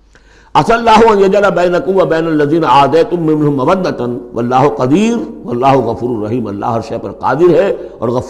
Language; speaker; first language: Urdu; native; Urdu